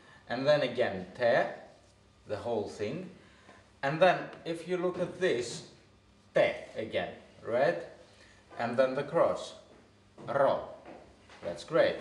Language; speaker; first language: English; non-native, fluent; Greek